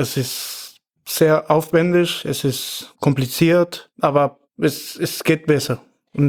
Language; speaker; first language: German; non-native, fluent; Spanish